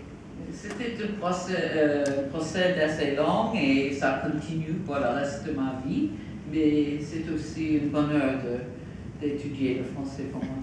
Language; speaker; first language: French; non-native, fluent; English